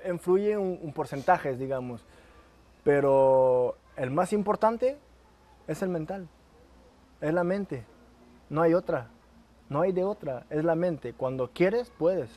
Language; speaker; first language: Spanish; non-native, fluent; French